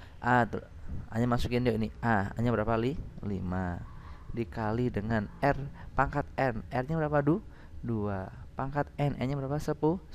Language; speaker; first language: Indonesian; native; Indonesian